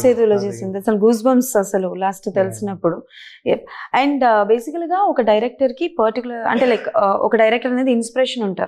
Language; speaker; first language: Telugu; native; Telugu